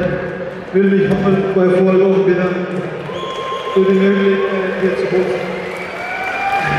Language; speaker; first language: German; non-native, learner; Russian